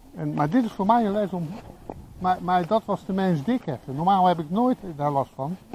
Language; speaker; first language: Dutch; native; Dutch